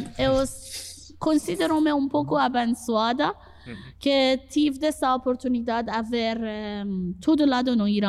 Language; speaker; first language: Portuguese; non-native, fluent; Persian